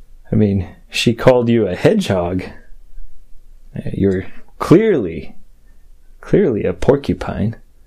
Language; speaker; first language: English; native; English